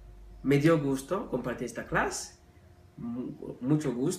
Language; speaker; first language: Spanish; non-native, fluent; French